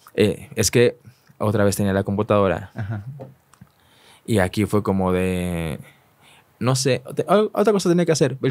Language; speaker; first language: Spanish; native; Spanish